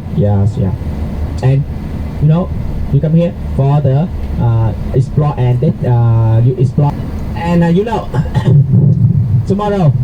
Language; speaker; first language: English; non-native, learner; Vietnamese